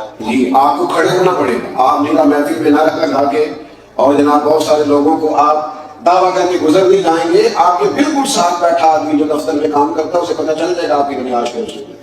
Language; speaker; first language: Urdu; non-native, local second language; Punjabi